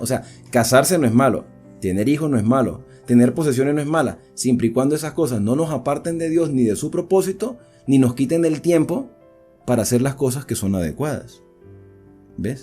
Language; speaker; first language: Spanish; native; Spanish